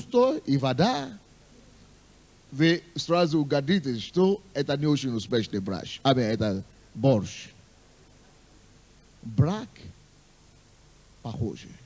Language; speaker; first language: Russian; non-native, fluent; Yoruba